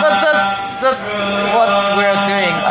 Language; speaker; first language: English; non-native, fluent; Japanese